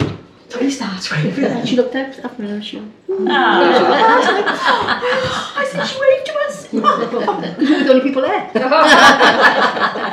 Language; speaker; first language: English; native; English